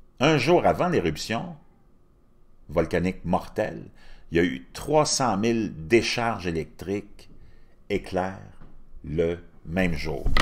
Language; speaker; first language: French; native; French